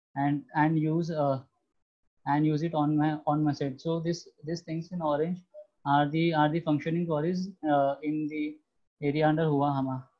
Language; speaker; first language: English; non-native, local second language; Hindi